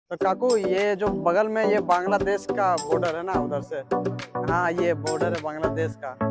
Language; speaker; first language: Hindi; native; Hindi